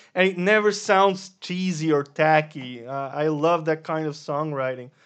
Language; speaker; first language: English; non-native, fluent; Serbian